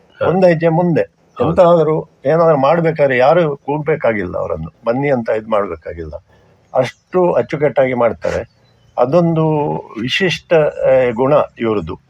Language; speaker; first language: Kannada; non-native, local second language; Konkani